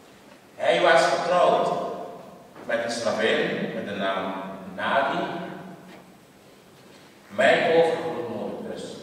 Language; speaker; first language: Dutch; non-native, local second language; Papiamento